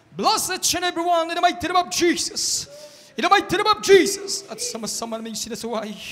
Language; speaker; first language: English; non-native, local second language; Filipino